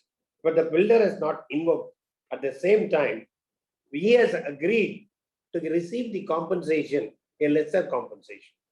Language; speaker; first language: English; non-native, local second language; Tamil